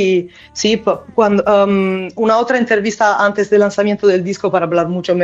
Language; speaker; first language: Spanish; non-native, learner; Italian